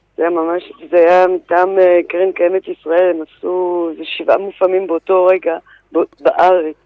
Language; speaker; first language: Hebrew; early bilingual, other home language; French